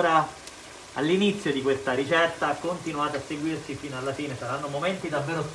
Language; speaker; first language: Italian; native; Italian